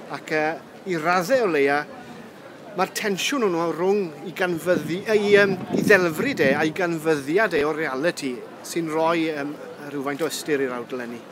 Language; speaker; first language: Welsh; native; Welsh